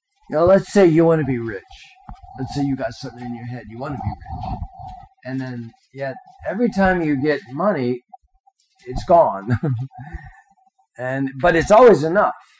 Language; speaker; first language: English; native; English